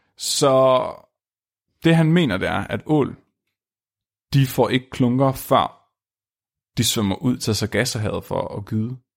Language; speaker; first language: Danish; native; Danish